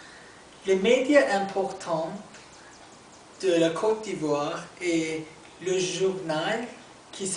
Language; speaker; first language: French; non-native, learner; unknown